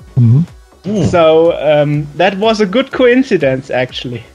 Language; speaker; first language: English; non-native, fluent; German